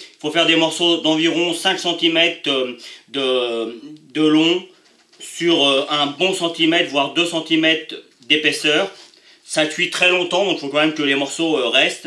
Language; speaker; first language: French; native; French